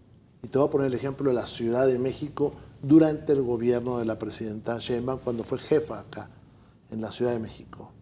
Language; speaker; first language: Spanish; native; Spanish